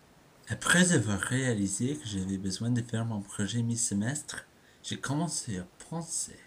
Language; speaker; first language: French; non-native, learner; English